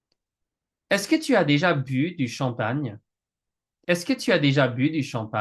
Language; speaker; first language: French; non-native, fluent; English